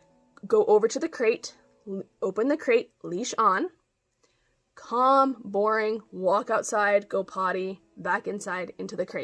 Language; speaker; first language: English; native; English